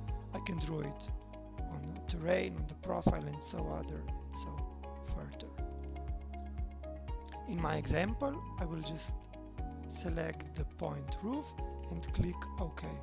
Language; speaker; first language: English; non-native, fluent; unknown